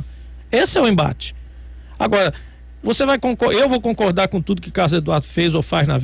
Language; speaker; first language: Portuguese; native; Portuguese